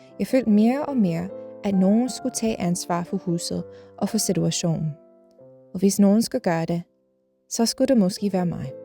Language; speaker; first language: Danish; non-native, fluent; English